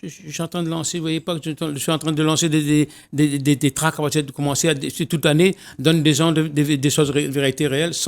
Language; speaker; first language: French; non-native, local second language; Réunion Creole French